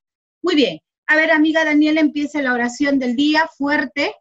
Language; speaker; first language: Spanish; native; Spanish